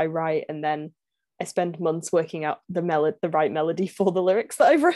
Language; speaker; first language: English; native; English